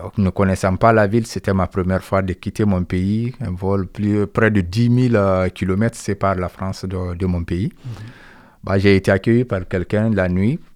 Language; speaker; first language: French; non-native, local second language; Mandingo